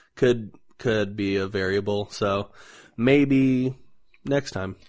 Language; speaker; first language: English; native; English